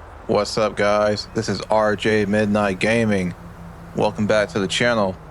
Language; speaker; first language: English; native; English